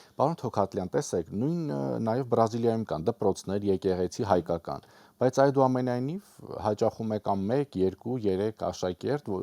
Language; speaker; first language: Armenian; native; Armenian